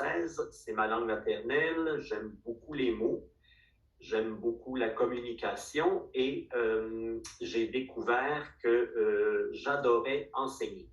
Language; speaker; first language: French; native; French